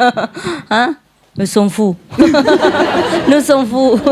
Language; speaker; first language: French; non-native, learner; Vietnamese